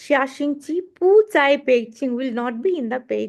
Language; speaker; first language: Chinese; non-native, fluent; Hindi